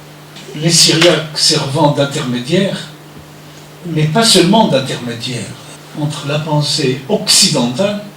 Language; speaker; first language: French; non-native, fluent; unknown